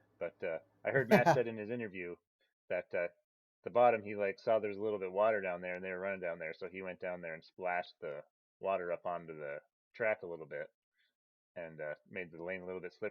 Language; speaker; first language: English; native; English